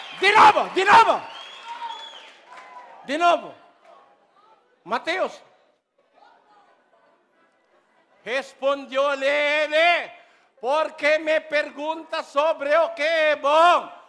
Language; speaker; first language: Portuguese; non-native, learner; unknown